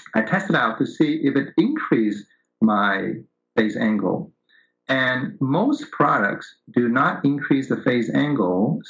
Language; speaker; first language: English; early bilingual, other home language; Vietnamese